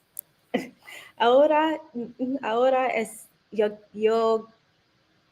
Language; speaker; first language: Spanish; non-native, learner; English